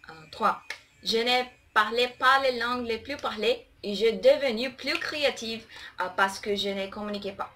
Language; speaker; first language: French; non-native, learner; Portuguese